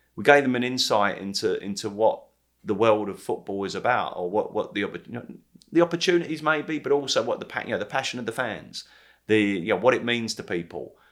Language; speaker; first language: English; native; English